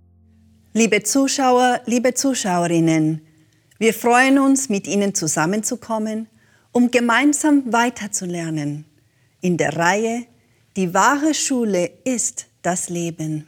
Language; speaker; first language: German; native; German